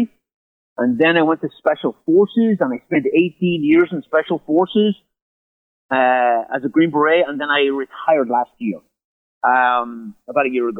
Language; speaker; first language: English; native; English